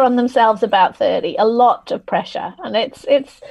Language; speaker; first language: English; native; English